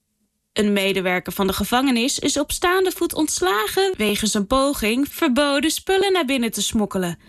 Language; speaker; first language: Dutch; native; Dutch